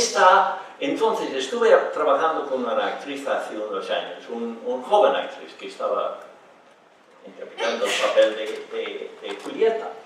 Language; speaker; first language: Spanish; non-native, fluent; English